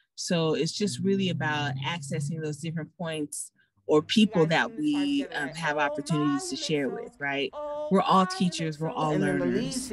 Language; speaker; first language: English; native; English